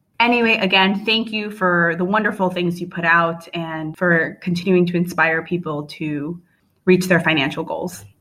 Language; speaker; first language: English; native; English